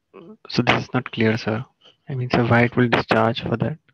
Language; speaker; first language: English; non-native, local second language; Hindi